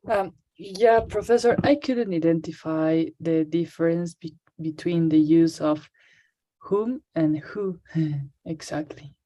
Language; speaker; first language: English; non-native, learner; Spanish